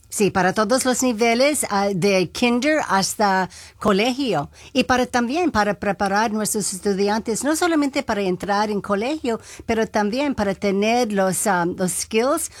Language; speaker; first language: Spanish; non-native, local second language; English